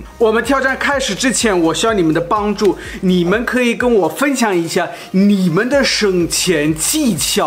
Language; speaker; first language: Chinese; non-native, fluent; German